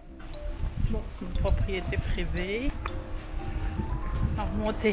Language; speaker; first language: French; native; French